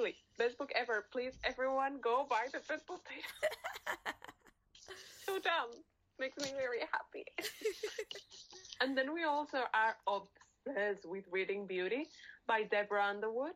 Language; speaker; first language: English; non-native, fluent; Catalan